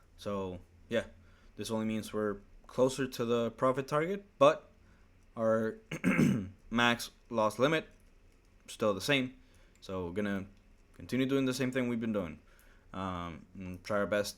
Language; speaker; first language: English; early bilingual, other home language; Spanish